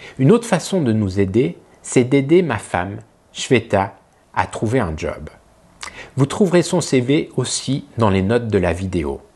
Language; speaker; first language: French; native; French